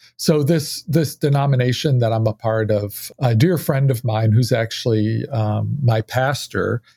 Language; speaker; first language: English; native; English